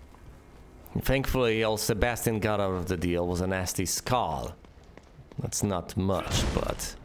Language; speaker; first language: English; native; English